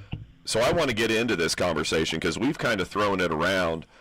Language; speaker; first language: English; native; English